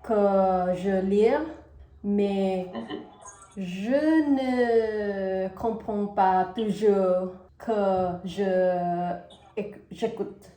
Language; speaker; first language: French; non-native, learner; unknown